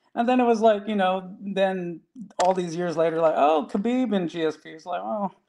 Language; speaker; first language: English; native; English